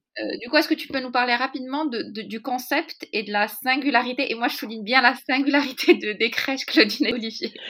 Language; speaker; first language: French; native; French